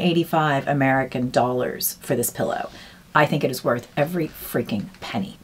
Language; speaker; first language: English; native; English